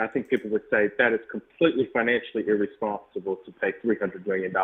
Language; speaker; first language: English; native; English